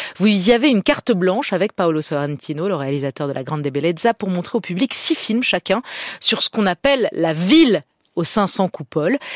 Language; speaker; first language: French; native; French